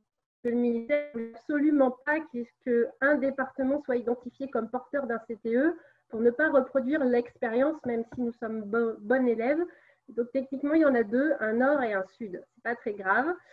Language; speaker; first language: French; native; French